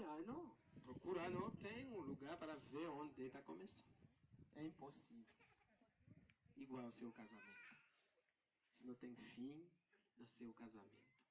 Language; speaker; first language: Portuguese; non-native, learner; Haitian Creole